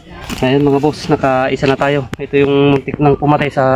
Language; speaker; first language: Filipino; native; Filipino